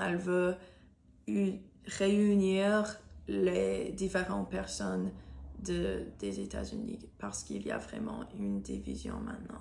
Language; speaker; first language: French; non-native, learner; English